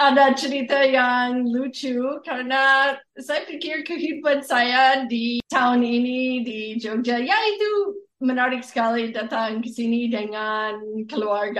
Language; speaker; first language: Indonesian; non-native, fluent; English